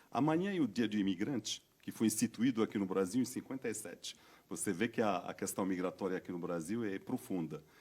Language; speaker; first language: Portuguese; non-native, fluent; Berber languages